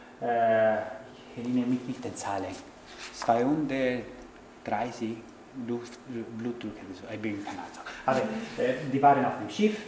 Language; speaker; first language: German; non-native, fluent; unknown